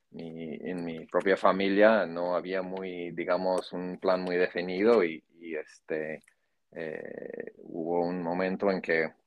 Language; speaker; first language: Spanish; non-native, fluent; English